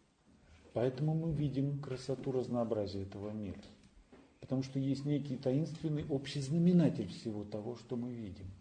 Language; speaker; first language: Russian; native; Russian